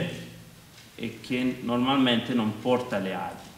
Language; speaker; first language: Italian; non-native, fluent; Maltese